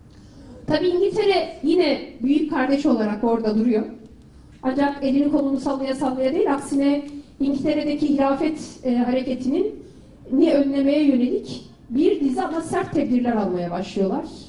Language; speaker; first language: Turkish; native; Turkish